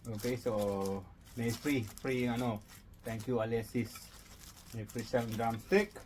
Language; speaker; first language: Filipino; native; Filipino